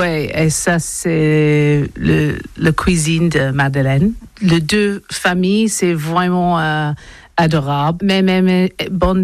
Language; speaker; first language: French; non-native, learner; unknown